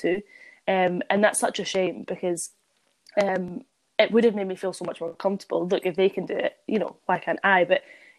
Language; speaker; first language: English; native; English